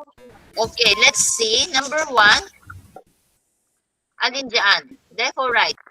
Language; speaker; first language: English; non-native, local second language; Filipino